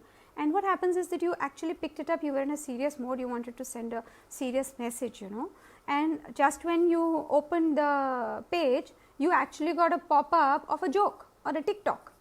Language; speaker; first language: English; non-native, local second language; Hindi